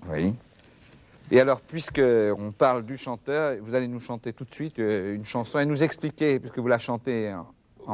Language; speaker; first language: French; native; French